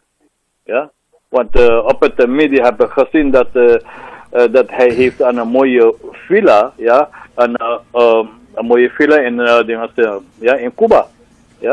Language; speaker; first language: Dutch; non-native, local second language; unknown